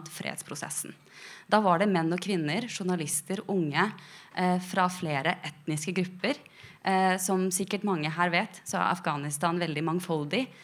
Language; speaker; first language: Norwegian; early bilingual, other home language; Persian